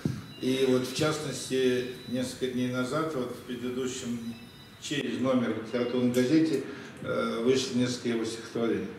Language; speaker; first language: Russian; native; Russian